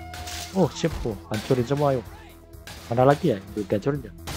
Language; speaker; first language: Indonesian; native; Indonesian